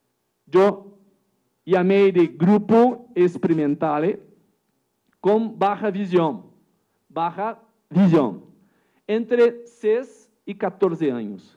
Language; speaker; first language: Spanish; non-native, learner; Portuguese